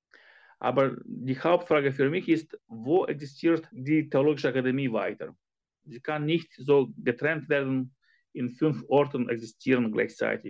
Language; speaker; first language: German; non-native, fluent; Ukrainian